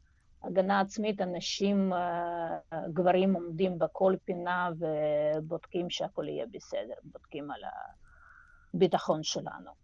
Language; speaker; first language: Hebrew; non-native, fluent; Russian